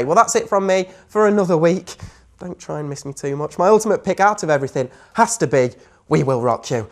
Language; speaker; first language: English; native; English